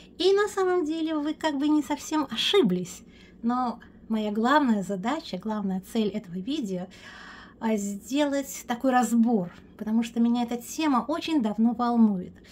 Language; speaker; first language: Russian; native; Russian